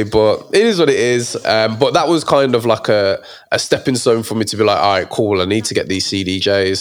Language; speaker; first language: English; native; English